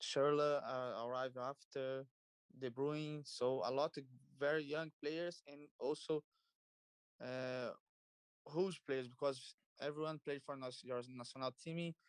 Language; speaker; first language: English; non-native, learner; Portuguese